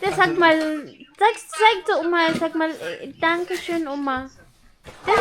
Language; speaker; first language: German; non-native, learner; Cebuano